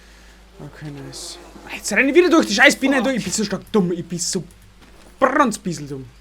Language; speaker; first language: German; native; German